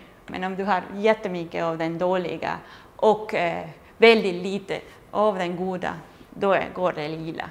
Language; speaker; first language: Swedish; non-native, fluent; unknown